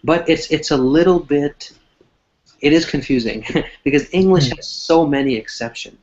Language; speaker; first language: English; non-native, fluent; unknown